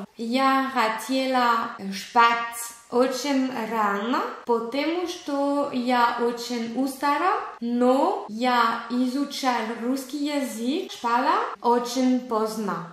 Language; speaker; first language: Russian; non-native, learner; French